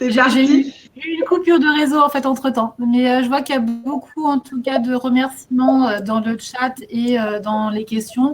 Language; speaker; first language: French; native; French